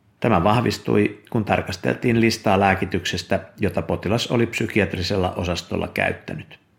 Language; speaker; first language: Finnish; native; Finnish